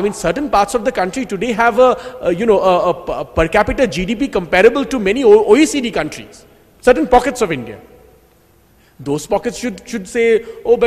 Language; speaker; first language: English; non-native, local second language; Bangla